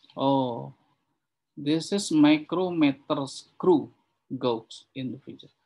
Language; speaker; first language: English; non-native, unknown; Indonesian